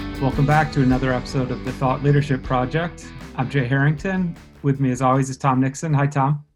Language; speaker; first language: English; native; English